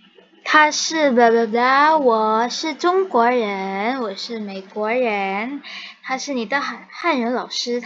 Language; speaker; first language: Chinese; non-native, fluent; Indonesian